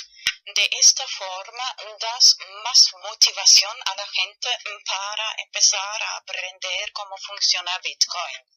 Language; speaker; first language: Spanish; non-native, fluent; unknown